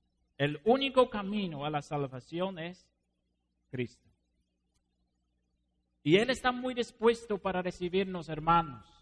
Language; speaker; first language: Spanish; non-native, fluent; Dutch